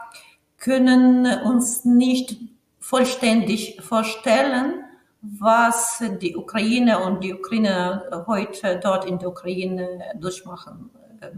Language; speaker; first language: German; non-native, fluent; Ukrainian